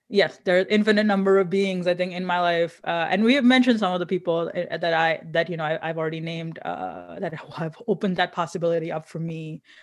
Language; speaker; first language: English; non-native, local second language; Hindi